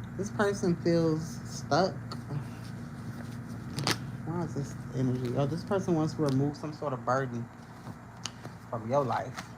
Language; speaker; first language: English; native; English